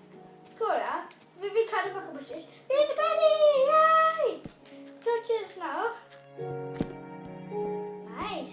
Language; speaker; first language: Welsh; native; Welsh